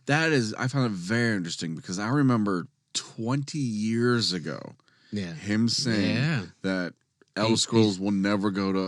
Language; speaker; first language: English; native; English